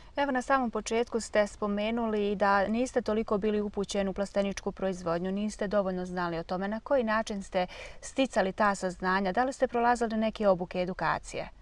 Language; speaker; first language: Croatian; native; Croatian